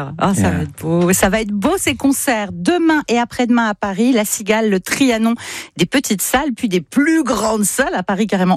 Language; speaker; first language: French; native; French